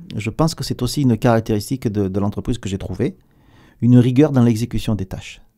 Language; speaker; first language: French; native; French